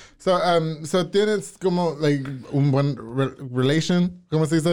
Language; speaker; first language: Spanish; non-native, learner; English